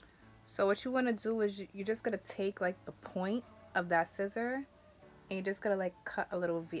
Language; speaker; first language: English; native; English